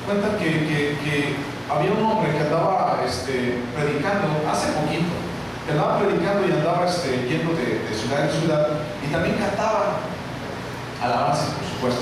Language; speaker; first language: Spanish; native; Spanish